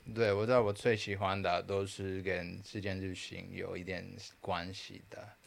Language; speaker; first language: Chinese; non-native, fluent; Spanish